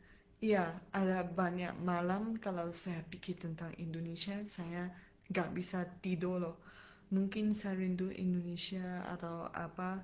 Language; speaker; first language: Indonesian; non-native, fluent; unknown